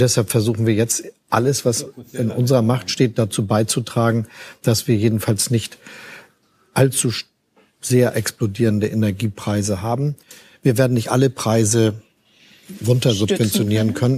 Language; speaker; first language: German; native; German